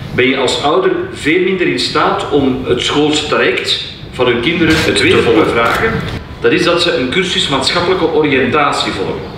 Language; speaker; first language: Dutch; native; Dutch